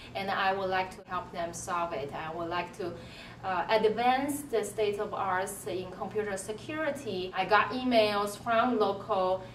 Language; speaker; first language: English; non-native, fluent; Chinese